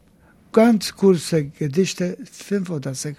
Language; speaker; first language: German; non-native, learner; Polish